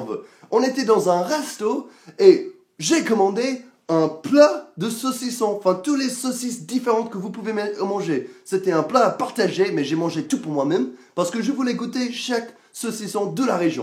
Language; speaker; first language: French; non-native, fluent; English